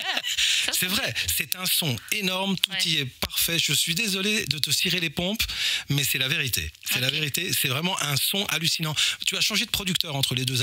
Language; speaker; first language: French; native; French